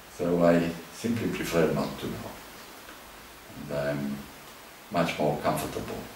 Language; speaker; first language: English; non-native, fluent; Romanian